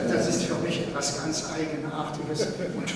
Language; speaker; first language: German; non-native, fluent; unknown